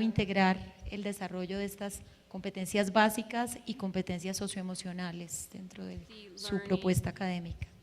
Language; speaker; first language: Spanish; native; Spanish